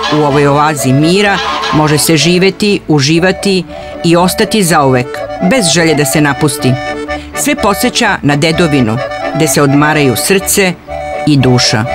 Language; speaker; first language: Serbian; native; Serbian